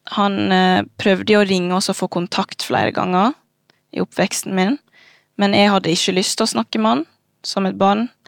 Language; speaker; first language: Norwegian; early bilingual, other home language; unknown